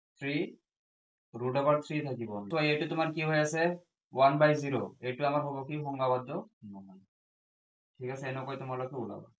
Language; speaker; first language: Assamese; non-native, local second language; Bangla